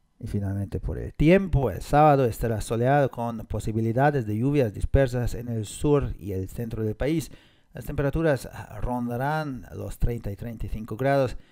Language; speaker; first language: Spanish; non-native, fluent; Hungarian